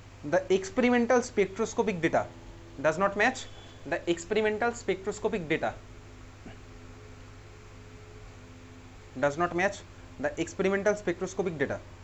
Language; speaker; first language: English; non-native, local second language; Bangla